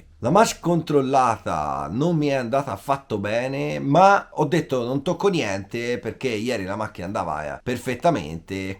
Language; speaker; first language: Italian; native; Italian